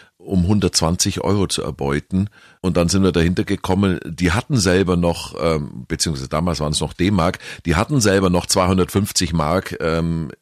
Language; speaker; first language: German; native; German